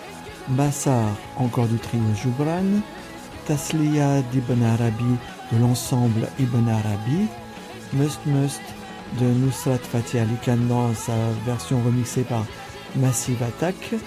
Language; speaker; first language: French; native; French